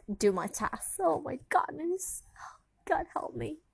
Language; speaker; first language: English; non-native, learner; Indonesian